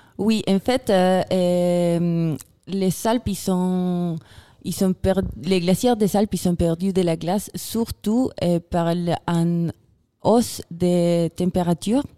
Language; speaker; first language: French; non-native, fluent; Spanish